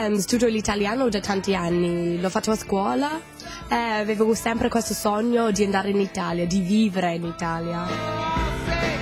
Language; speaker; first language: Italian; non-native, fluent; English